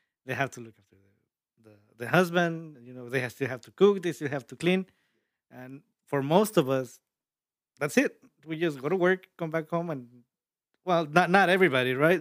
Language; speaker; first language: English; early bilingual, other home language; Spanish